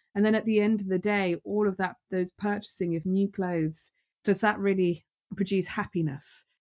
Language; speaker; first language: English; native; English